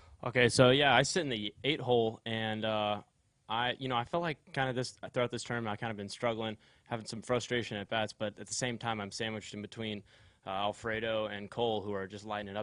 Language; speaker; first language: English; native; English